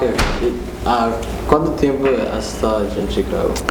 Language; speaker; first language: Spanish; non-native, learner; English